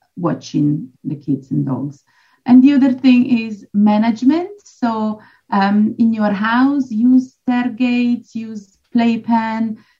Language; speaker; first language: English; non-native, fluent; Italian